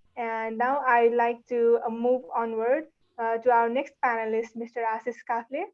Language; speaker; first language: English; non-native, local second language; Nepali